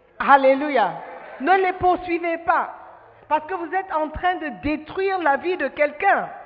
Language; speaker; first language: French; non-native, fluent; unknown